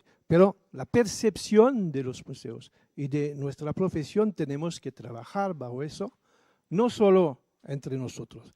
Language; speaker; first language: Spanish; non-native, fluent; French